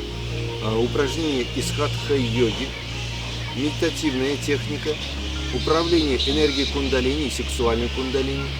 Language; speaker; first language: Russian; native; Russian